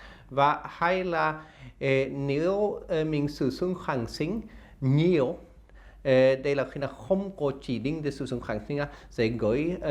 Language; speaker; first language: Vietnamese; non-native, learner; Swedish